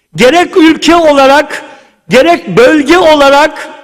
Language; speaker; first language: Turkish; native; Turkish